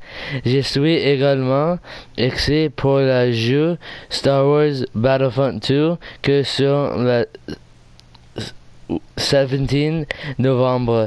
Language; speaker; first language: French; non-native, learner; English